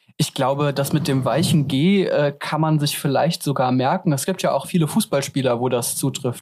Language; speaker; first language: German; native; German